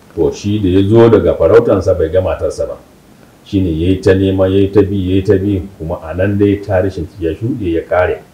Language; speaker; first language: Hausa; non-native, local second language; Kanuri